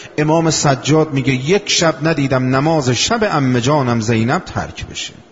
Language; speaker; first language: Persian; non-native, local second language; Azerbaijani